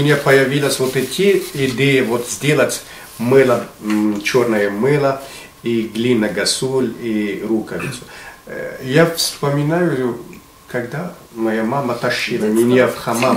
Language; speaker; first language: Russian; non-native, fluent; Arabic